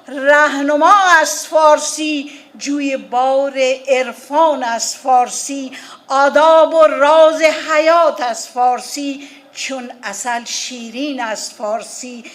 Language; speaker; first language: Persian; non-native, fluent; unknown